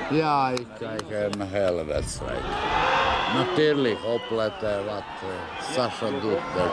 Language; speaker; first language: Dutch; non-native, learner; Croatian